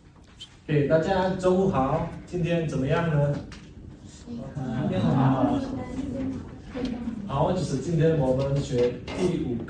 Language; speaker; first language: Chinese; non-native, fluent; Indonesian